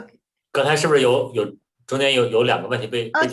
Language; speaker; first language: Chinese; native; Chinese